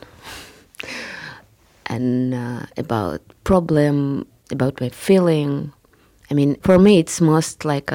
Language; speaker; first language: English; non-native, learner; Russian